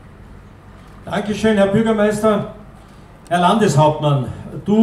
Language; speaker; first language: German; native; German